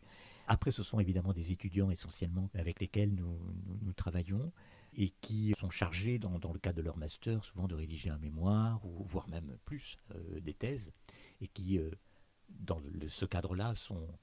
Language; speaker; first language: French; native; French